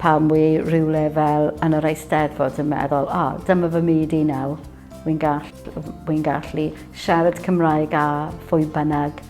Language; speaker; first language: Welsh; non-native, local second language; English